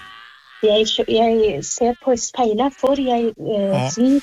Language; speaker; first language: Norwegian; non-native, learner; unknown